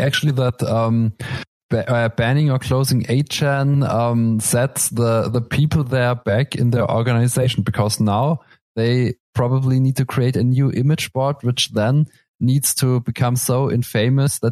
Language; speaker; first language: English; non-native, fluent; German